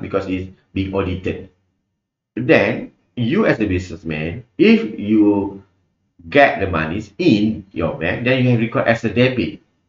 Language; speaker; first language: English; non-native, local second language; Malay